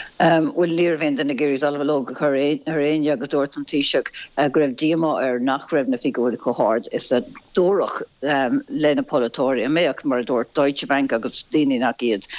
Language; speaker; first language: Irish; non-native, local second language; English